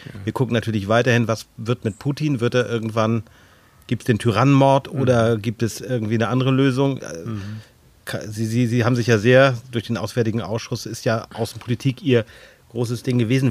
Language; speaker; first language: German; native; German